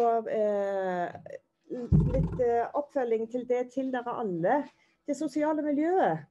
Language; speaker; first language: Norwegian; native; Norwegian